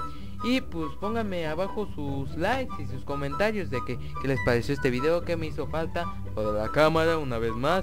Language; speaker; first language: Spanish; native; Spanish